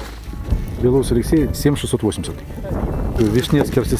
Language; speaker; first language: Russian; native; Russian